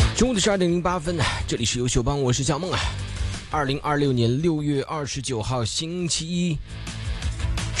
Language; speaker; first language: Chinese; native; Chinese